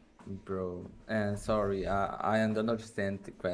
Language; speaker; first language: English; non-native, learner; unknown